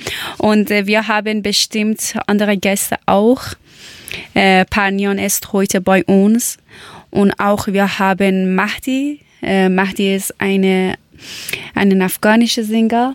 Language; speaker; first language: German; non-native, learner; Persian